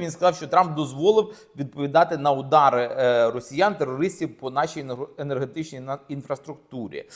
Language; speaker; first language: Ukrainian; native; Ukrainian